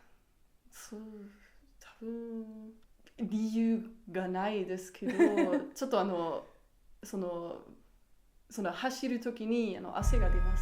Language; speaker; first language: Japanese; non-native, learner; German